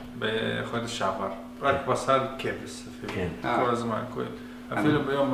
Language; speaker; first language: Hebrew; non-native, local second language; Arabic